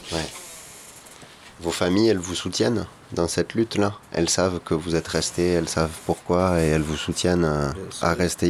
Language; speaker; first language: French; native; French